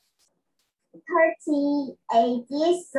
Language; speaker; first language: English; non-native, learner; Vietnamese